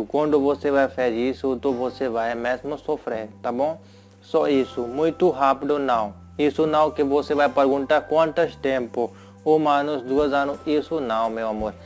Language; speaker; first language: Portuguese; non-native, learner; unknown